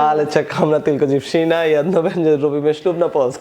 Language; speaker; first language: Polish; non-native, learner; Bangla